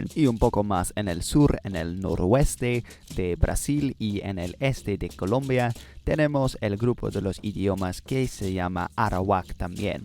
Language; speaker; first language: Spanish; non-native, learner; English